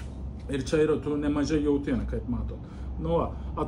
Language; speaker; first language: Lithuanian; non-native, learner; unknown